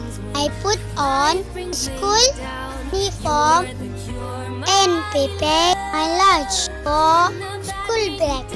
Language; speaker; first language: English; non-native, learner; Malay